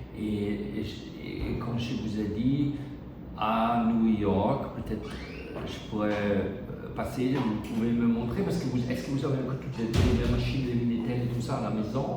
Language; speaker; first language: French; non-native, learner; German